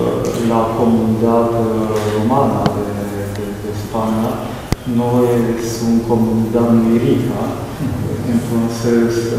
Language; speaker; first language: Spanish; non-native, learner; Romanian